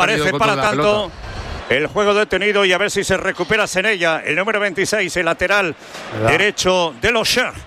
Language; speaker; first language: Spanish; native; Spanish